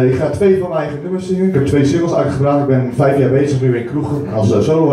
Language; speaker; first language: Dutch; native; Dutch